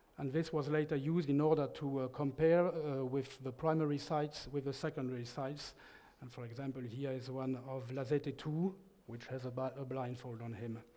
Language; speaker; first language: English; non-native, fluent; French